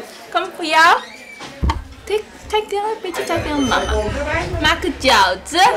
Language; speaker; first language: Dutch; non-native, learner; Chinese